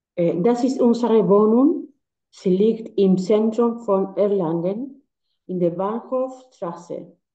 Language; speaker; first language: German; non-native, learner; Spanish